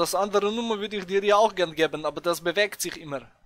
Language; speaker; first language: German; native; German